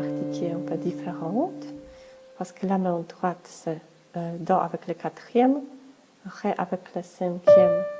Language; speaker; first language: French; non-native, fluent; Polish